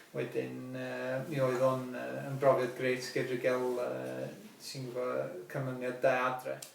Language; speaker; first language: Welsh; native; Welsh